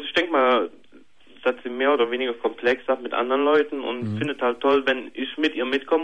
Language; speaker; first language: German; native; German